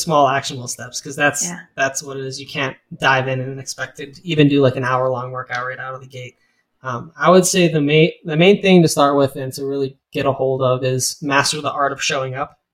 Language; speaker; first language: English; native; English